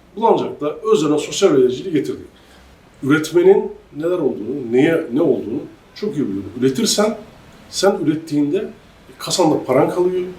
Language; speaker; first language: Turkish; native; Turkish